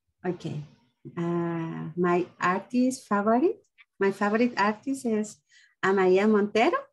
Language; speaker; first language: English; non-native, learner; Spanish